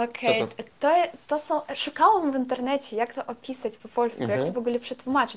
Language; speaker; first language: Polish; non-native, fluent; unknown